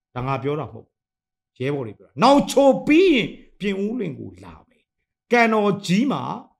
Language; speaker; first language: Burmese; non-native, local second language; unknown